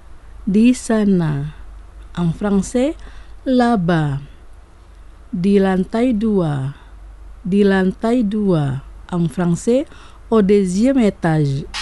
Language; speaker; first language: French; non-native, fluent; Indonesian